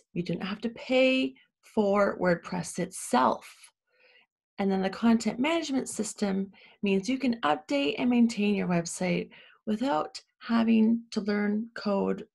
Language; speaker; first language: English; native; English